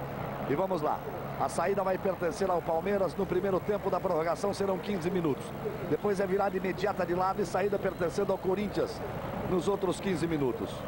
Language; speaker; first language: Portuguese; native; Portuguese